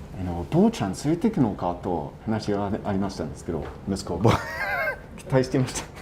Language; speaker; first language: Japanese; non-native, fluent; English